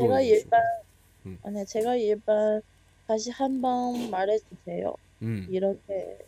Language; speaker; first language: Korean; non-native, learner; Chinese